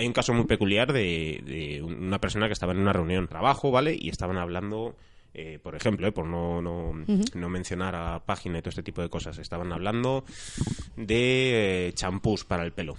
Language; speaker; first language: Spanish; native; Spanish